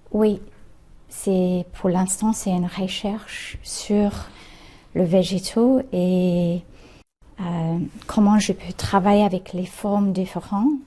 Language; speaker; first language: French; non-native, fluent; English